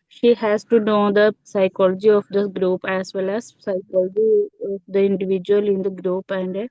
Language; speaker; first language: English; non-native, local second language; Malayalam